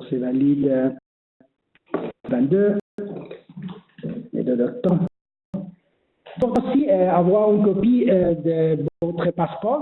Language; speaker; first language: French; non-native, learner; Spanish